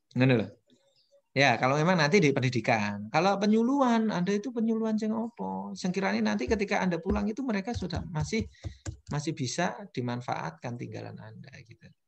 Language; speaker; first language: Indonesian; non-native, local second language; Javanese